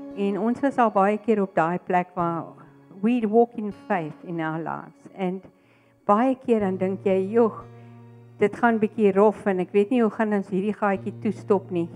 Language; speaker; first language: Afrikaans; native; Afrikaans